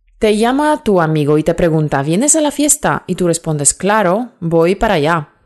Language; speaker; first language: Spanish; non-native, fluent; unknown